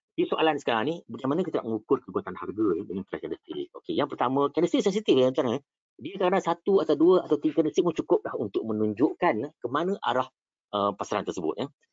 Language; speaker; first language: Malay; native; Malay